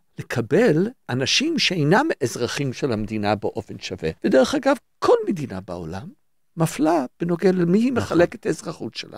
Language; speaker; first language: Hebrew; early bilingual, other home language; English